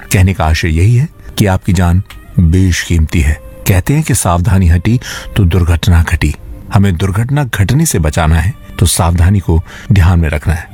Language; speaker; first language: Hindi; native; Hindi